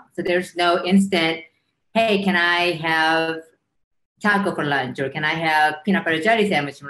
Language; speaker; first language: English; early bilingual, other home language; Korean